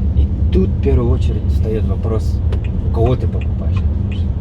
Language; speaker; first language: Russian; non-native, local second language; Kazakh